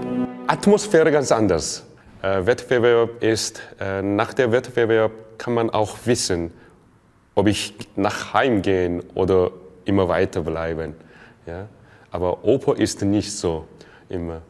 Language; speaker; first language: German; non-native, learner; Korean